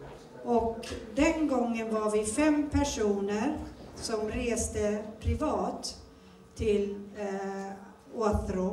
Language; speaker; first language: Swedish; early bilingual, other home language; Turoyo